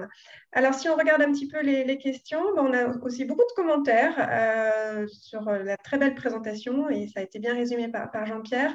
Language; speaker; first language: French; native; French